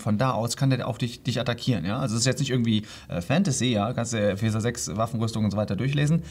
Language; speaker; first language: German; native; German